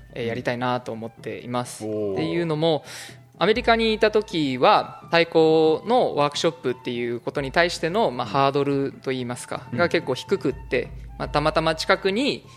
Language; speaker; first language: Japanese; early bilingual, other home language; English